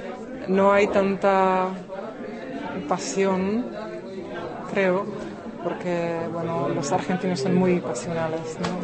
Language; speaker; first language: Spanish; non-native, fluent; Czech